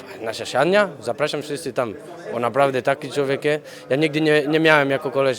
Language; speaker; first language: Polish; non-native, fluent; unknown